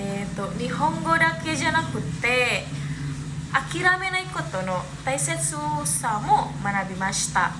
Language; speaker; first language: Japanese; non-native, learner; Indonesian